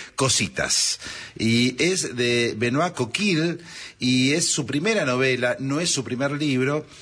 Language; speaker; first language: Spanish; native; Spanish